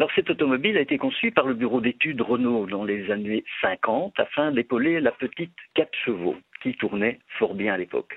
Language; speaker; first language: French; native; French